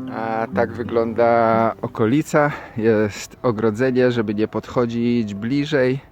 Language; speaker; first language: Polish; native; Polish